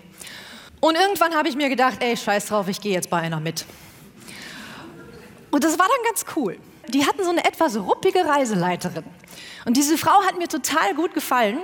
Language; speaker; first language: German; native; German